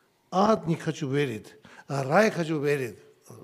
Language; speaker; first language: Russian; non-native, learner; Tibetan